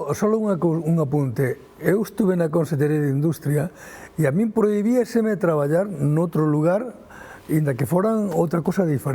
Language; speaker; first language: Galician; native; Galician